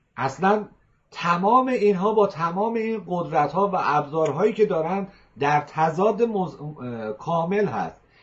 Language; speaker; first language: Persian; native; Persian